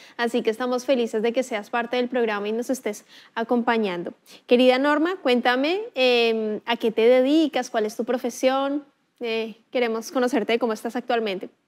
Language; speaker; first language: Spanish; native; Spanish